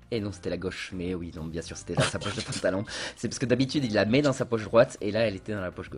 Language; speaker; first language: French; native; French